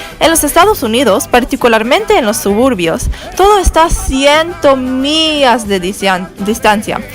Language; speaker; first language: Spanish; non-native, learner; English